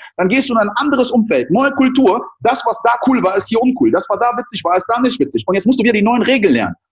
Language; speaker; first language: German; early bilingual, other home language; French